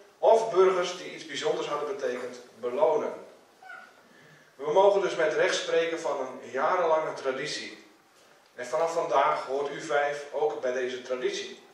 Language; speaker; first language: Dutch; non-native, local second language; Western Frisian